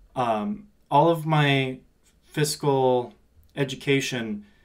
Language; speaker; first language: English; native; English